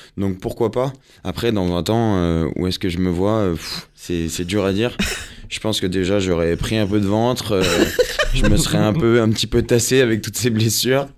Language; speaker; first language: French; native; French